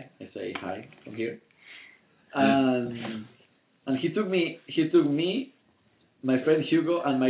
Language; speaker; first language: English; non-native, fluent; Spanish